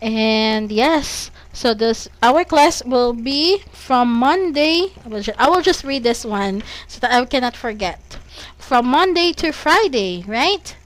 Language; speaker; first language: English; non-native, fluent; Cebuano